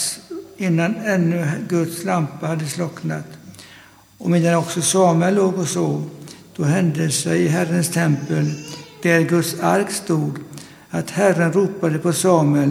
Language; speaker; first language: Swedish; native; Swedish